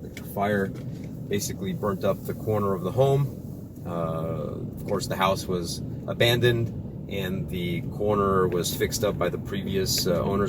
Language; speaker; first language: English; native; English